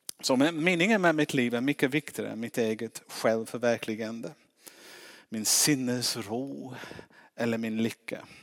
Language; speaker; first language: Swedish; non-native, fluent; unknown